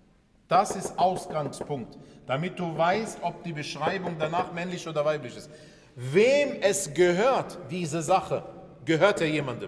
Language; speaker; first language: German; early bilingual, other home language; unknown